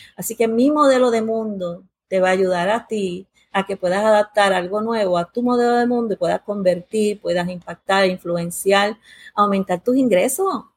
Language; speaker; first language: Spanish; early bilingual, heritage; Spanish